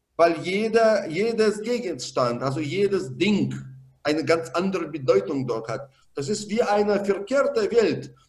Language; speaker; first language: German; non-native, fluent; Russian